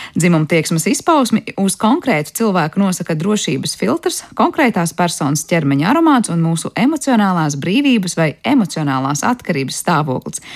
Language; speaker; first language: Latvian; native; Latvian